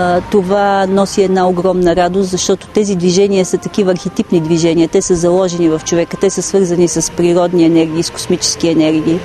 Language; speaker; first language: Bulgarian; native; Bulgarian